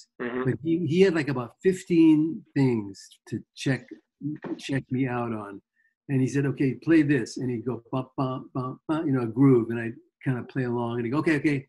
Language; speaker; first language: English; native; English